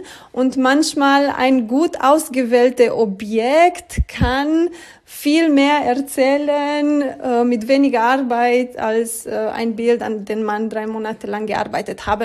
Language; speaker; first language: German; non-native, learner; Romanian